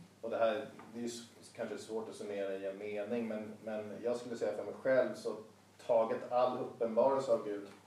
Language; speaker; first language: Swedish; native; Swedish